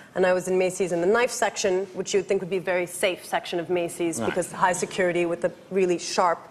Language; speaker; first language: English; native; English